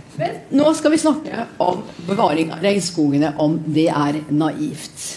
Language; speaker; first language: Norwegian; native; Norwegian